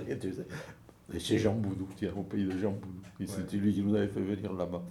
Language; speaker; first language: French; native; French